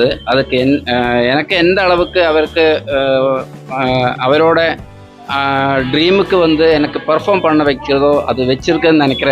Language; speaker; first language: Tamil; non-native, learner; Malayalam